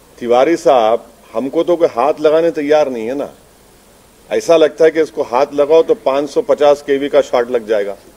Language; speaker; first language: Hindi; non-native, local second language; Urdu